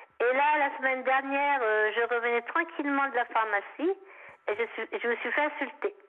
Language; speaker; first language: French; native; French